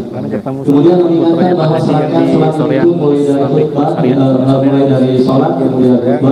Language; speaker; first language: Indonesian; native; Indonesian